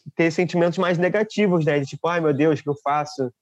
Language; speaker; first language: Portuguese; native; Portuguese